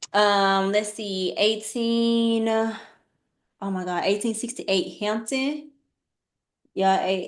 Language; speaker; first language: English; native; English